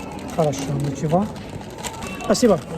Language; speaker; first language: Russian; non-native, learner; English